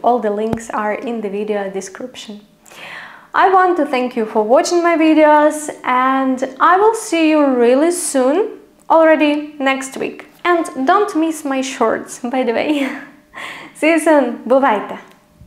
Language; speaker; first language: English; non-native, fluent; Ukrainian